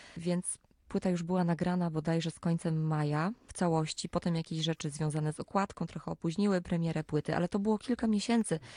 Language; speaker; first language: Polish; non-native, local second language; Kashubian